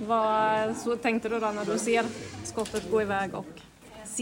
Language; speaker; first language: Swedish; native; Swedish